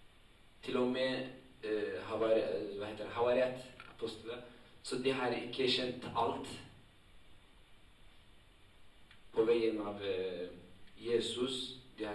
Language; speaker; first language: Norwegian; non-native, fluent; Tigrinya